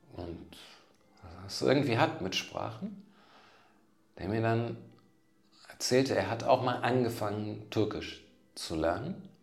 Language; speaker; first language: German; native; German